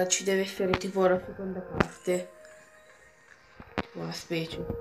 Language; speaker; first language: Italian; native; Italian